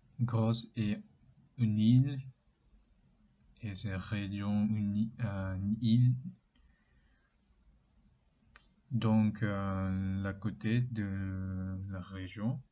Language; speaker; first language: French; non-native, learner; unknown